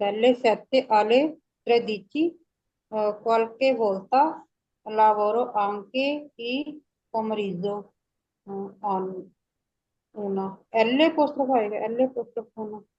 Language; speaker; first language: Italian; non-native, learner; Urdu